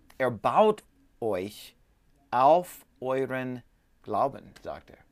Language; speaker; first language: German; non-native, learner; English